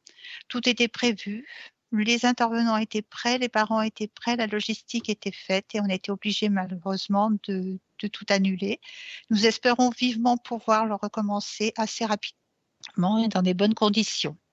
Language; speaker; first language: French; native; French